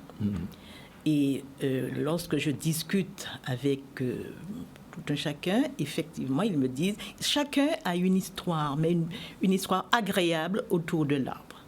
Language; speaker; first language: French; native; French